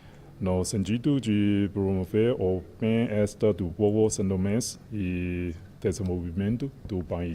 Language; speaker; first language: Portuguese; non-native, fluent; Chinese